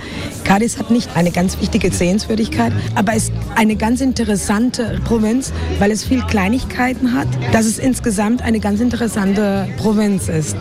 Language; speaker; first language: German; non-native, fluent; Spanish